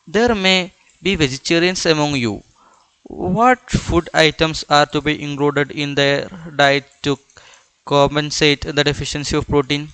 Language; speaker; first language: English; non-native, local second language; Malayalam